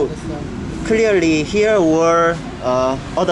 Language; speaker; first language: English; non-native, learner; Korean